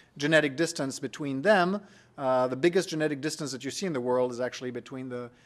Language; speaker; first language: English; non-native, fluent; French